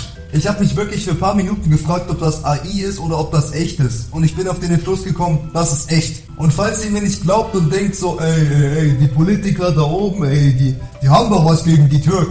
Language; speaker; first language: German; native; German